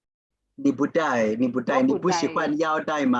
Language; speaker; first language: Chinese; non-native, fluent; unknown